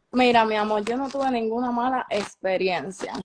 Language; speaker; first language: Spanish; native; Spanish